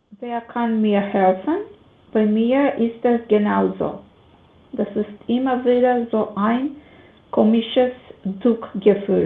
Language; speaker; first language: German; non-native, learner; Macedonian